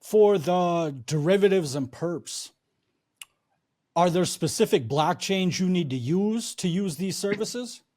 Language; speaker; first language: English; native; English